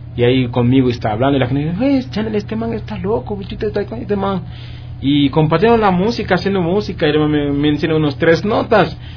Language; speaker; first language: Spanish; non-native, fluent; Haitian Creole